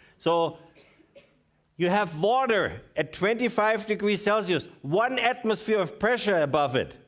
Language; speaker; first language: English; non-native, fluent; German